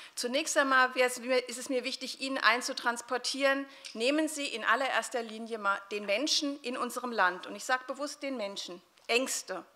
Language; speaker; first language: German; native; German